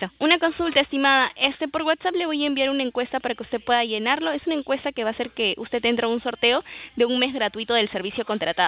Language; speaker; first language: Spanish; native; Spanish